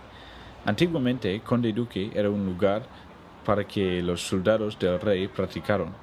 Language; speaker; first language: Spanish; non-native, learner; English